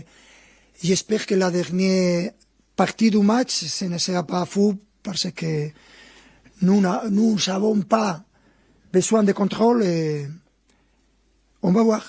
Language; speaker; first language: French; non-native, fluent; Spanish